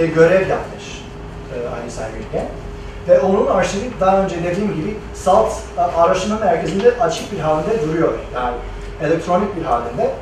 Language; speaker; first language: Turkish; non-native, fluent; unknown